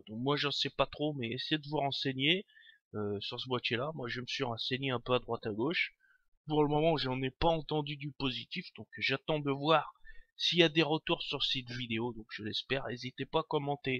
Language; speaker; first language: French; native; French